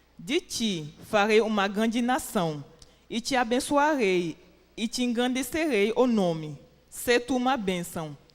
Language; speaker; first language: Portuguese; non-native, fluent; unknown